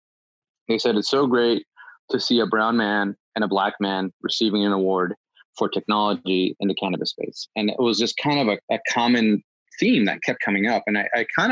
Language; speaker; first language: English; native; English